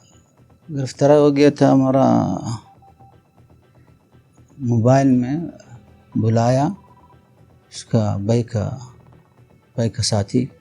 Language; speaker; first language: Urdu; non-native, local second language; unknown